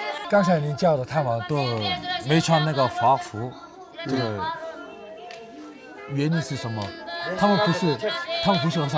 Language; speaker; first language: Chinese; non-native, fluent; Korean